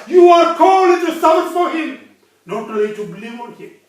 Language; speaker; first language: English; non-native, local second language; Malayalam